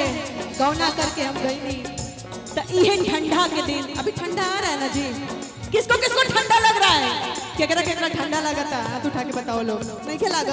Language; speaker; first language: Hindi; non-native, local second language; Bhojpuri